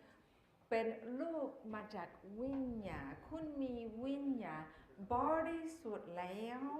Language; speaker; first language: Thai; non-native, fluent; English